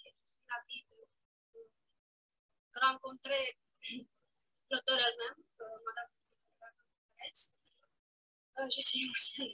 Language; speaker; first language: French; non-native, fluent; Romanian